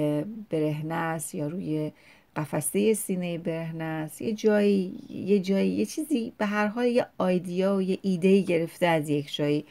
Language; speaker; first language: Persian; native; Persian